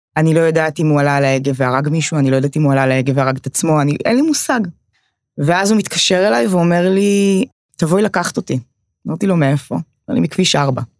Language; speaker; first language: Hebrew; native; Hebrew